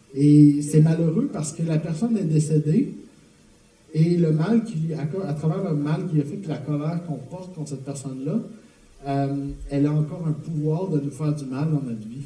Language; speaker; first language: French; native; French